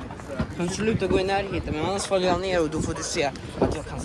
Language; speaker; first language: Swedish; early bilingual, other home language; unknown